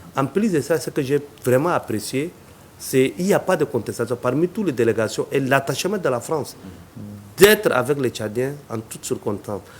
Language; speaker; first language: French; non-native, local second language; Arabic